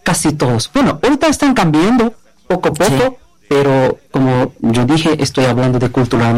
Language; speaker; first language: Spanish; non-native, learner; Bangla